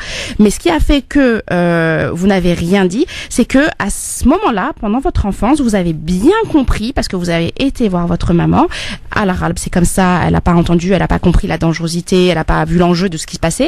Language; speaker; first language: French; native; French